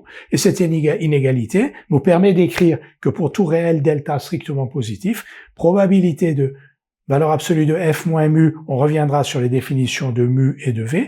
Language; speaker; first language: French; native; French